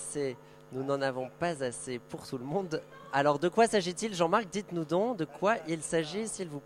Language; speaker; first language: French; native; French